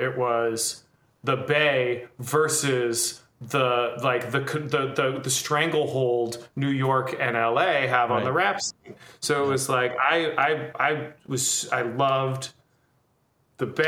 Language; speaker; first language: English; native; English